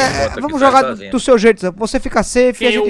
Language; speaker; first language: Portuguese; native; Portuguese